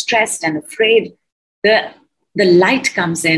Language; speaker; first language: English; non-native, local second language; Hindi